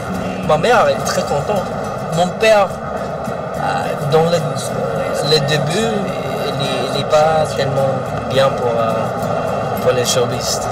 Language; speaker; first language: French; non-native, learner; English